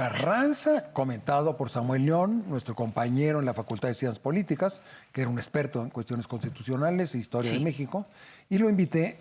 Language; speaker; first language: Spanish; native; Spanish